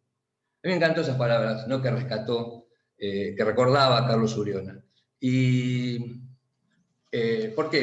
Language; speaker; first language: Spanish; native; Spanish